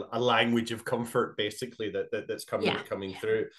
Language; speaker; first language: English; native; English